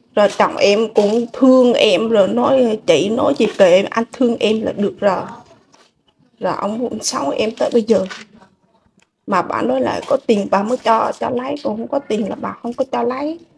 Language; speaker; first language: Vietnamese; non-native, local second language; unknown